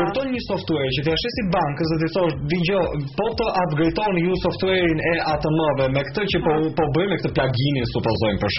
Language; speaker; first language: Albanian; native; Albanian